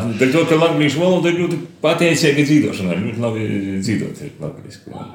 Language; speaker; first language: Latvian; native; Latvian